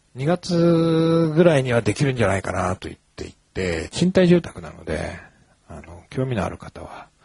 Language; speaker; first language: Japanese; native; Japanese